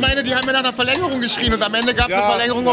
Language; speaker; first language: German; native; German